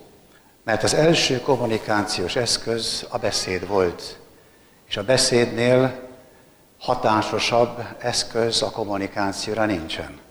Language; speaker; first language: Hungarian; native; Hungarian